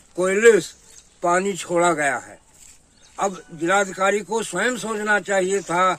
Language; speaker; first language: Hindi; native; Hindi